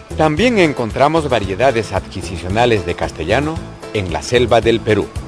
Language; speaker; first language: Spanish; non-native, local second language; Quechua